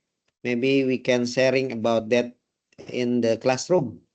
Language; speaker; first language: English; non-native, learner; Indonesian